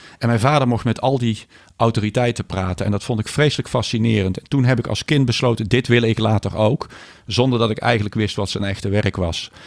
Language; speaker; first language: Dutch; native; Dutch